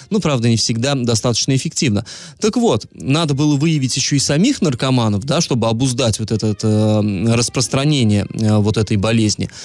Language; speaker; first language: Russian; native; Russian